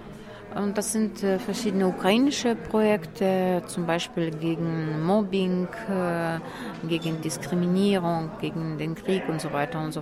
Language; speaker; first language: German; non-native, fluent; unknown